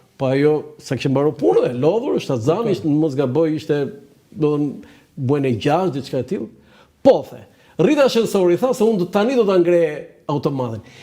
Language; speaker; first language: Albanian; native; Albanian